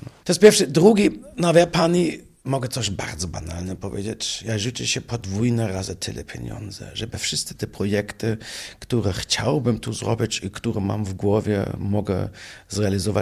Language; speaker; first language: Polish; non-native, fluent; German